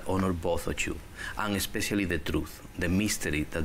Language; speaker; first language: English; non-native, learner; Spanish